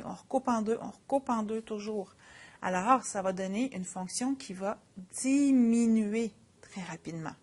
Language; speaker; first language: French; native; French